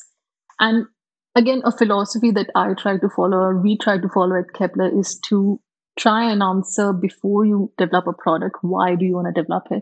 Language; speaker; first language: English; non-native, local second language; Hindi